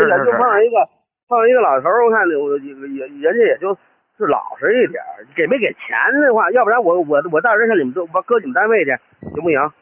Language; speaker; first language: Chinese; native; Chinese